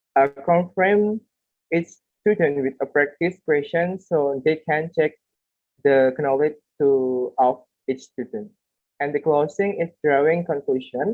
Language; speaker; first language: English; non-native, learner; Indonesian